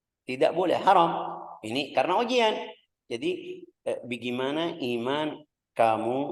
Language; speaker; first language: Indonesian; non-native, fluent; Arabic